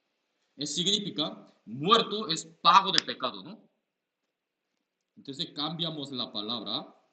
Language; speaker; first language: Spanish; non-native, learner; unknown